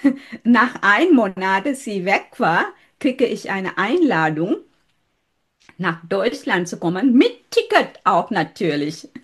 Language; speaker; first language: German; non-native, fluent; Sinhala